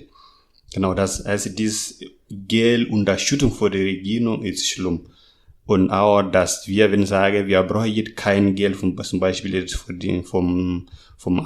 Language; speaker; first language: German; non-native, learner; Masai